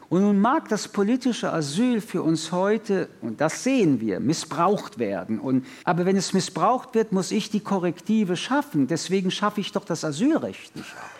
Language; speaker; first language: German; early bilingual, other home language; French